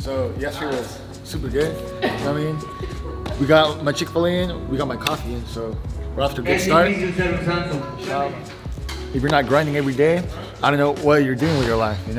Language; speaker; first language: English; early bilingual, other home language; Spanish